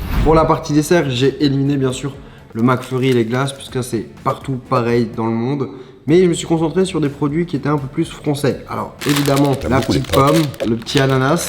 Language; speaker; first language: French; native; French